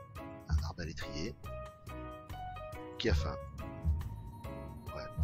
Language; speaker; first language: French; native; French